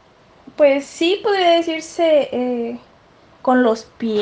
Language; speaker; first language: Spanish; native; Spanish